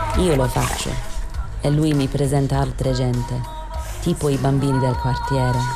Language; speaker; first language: Italian; non-native, fluent; English